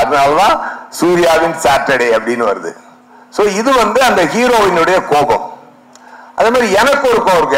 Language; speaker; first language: Tamil; native; Tamil